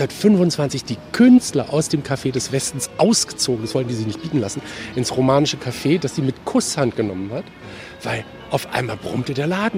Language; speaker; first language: German; native; German